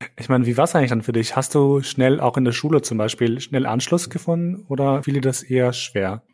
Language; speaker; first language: German; early bilingual, other home language; Albanian